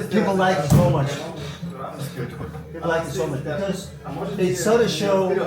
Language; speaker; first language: English; non-native, learner; Mongolian